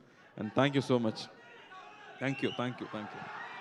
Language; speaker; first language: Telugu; non-native, local second language; Tamil